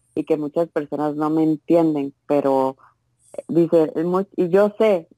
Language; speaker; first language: Spanish; native; Spanish